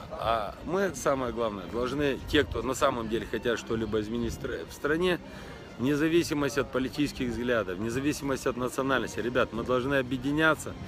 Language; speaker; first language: Russian; native; Russian